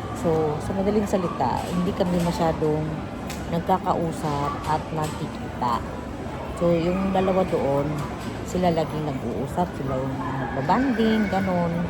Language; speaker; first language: Filipino; non-native, local second language; Cebuano